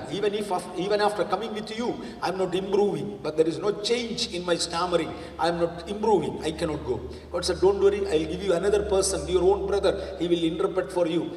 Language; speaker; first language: English; non-native, local second language; Malayalam